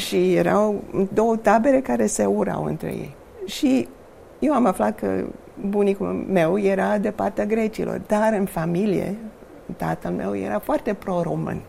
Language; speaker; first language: Romanian; non-native, fluent; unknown